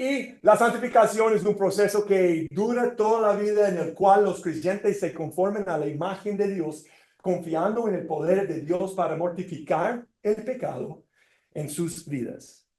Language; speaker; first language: Spanish; non-native, fluent; English